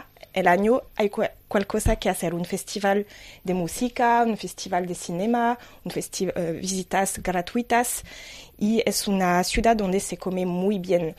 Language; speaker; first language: Spanish; non-native, fluent; French